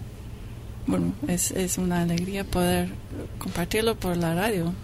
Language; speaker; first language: Spanish; non-native, fluent; English